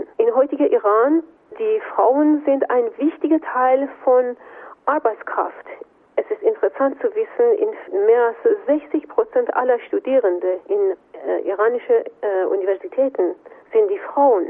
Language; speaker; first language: German; non-native, fluent; Persian